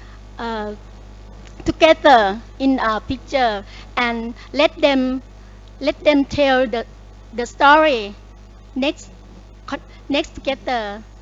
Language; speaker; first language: English; non-native, learner; Thai